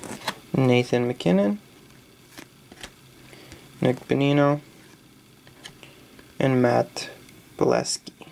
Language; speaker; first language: English; native; English